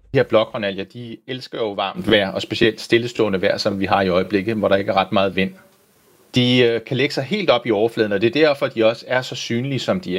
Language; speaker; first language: Danish; native; Danish